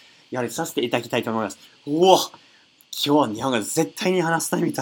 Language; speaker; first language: Japanese; non-native, learner; English